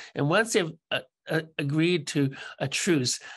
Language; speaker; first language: English; native; English